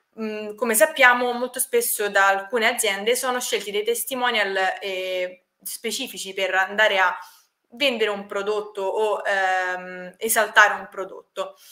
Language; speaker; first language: Italian; native; Italian